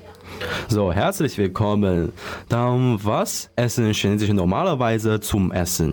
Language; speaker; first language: German; non-native, learner; Chinese